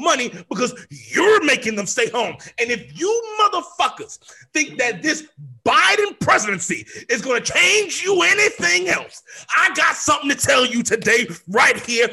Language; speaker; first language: English; native; English